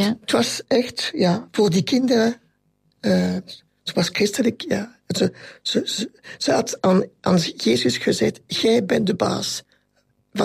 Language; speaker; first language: Dutch; non-native, local second language; French